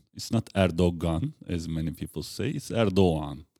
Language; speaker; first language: English; non-native, fluent; Turkish